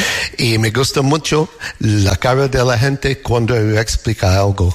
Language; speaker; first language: Spanish; non-native, learner; English